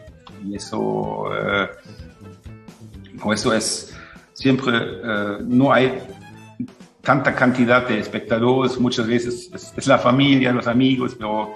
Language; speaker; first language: Spanish; non-native, fluent; German